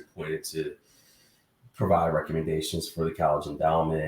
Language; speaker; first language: English; native; English